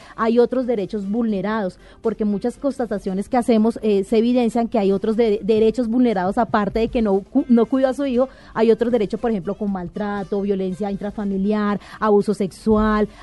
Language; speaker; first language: Spanish; native; Spanish